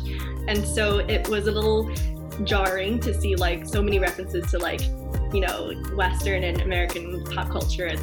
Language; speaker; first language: English; non-native, fluent; Chinese